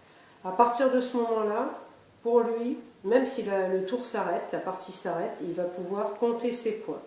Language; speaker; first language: French; native; French